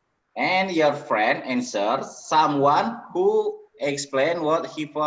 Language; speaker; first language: English; non-native, learner; Indonesian